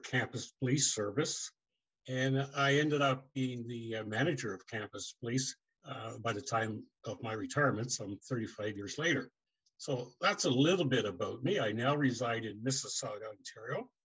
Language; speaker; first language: English; native; English